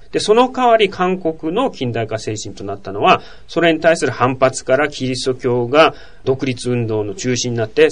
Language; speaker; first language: Japanese; native; Japanese